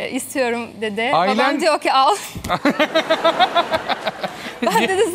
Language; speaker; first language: Turkish; non-native, fluent; Portuguese